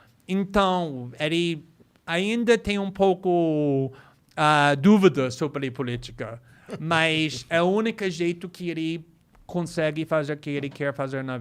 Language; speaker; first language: Portuguese; non-native, fluent; English